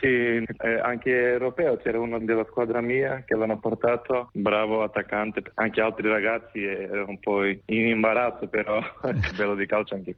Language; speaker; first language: Italian; non-native, fluent; Macedonian